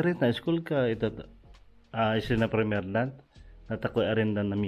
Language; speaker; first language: Russian; non-native, learner; Filipino